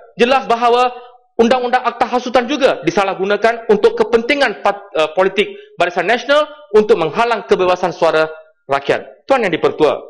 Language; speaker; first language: Malay; non-native, local second language; Tamil